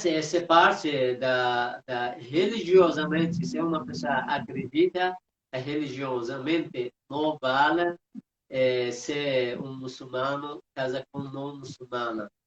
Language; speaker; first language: Portuguese; non-native, fluent; Persian